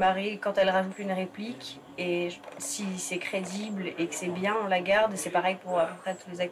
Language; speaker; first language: French; native; French